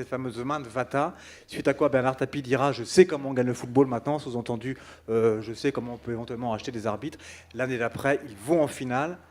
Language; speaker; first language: French; native; French